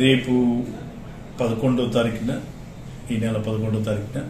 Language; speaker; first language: Telugu; native; Telugu